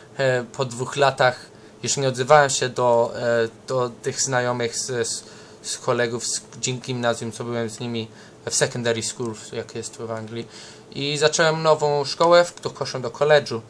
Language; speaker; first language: Polish; early bilingual, heritage; English